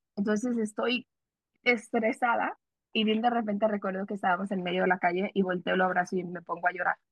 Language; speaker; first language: Spanish; early bilingual, heritage; Spanish